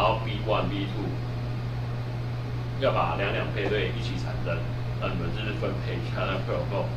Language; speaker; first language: Chinese; native; Chinese